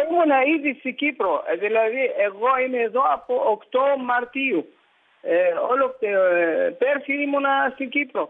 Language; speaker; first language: Greek; early bilingual, heritage; Greek